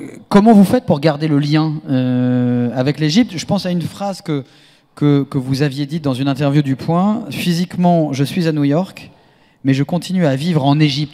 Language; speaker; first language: French; native; French